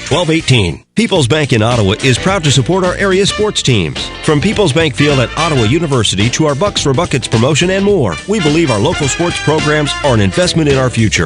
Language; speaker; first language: English; native; English